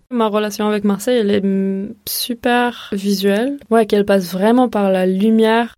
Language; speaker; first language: French; early bilingual, other home language; Hebrew